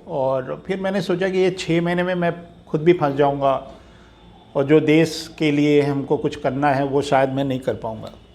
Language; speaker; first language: Hindi; native; Hindi